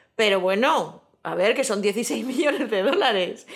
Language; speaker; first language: Spanish; native; Spanish